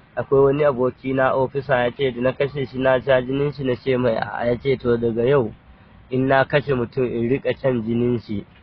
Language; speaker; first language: Hausa; non-native, local second language; Fula